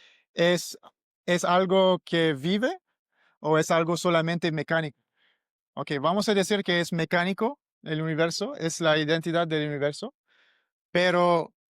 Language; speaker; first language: Spanish; non-native, learner; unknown